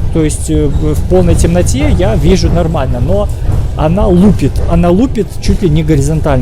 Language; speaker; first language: Russian; native; Russian